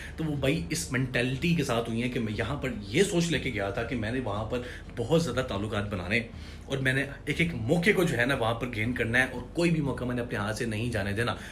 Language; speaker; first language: Urdu; non-native, local second language; Punjabi